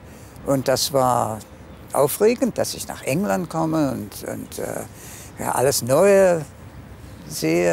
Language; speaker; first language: German; early bilingual, heritage; German